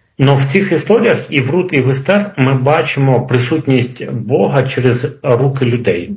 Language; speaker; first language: Ukrainian; non-native, local second language; Russian